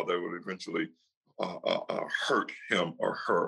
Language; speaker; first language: English; native; English